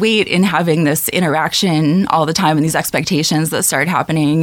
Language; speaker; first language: English; native; English